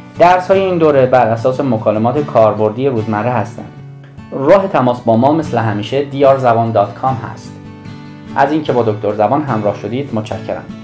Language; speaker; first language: Persian; native; Persian